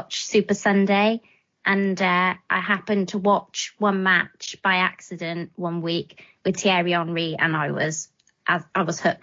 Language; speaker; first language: English; native; English